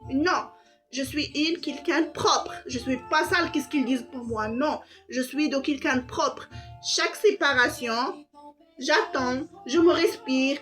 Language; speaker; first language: French; non-native, local second language; Arabic